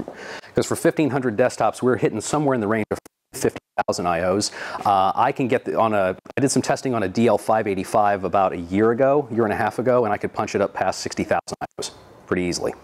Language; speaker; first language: English; native; English